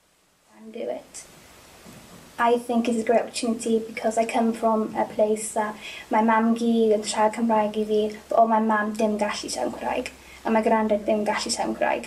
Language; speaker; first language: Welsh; non-native, local second language; English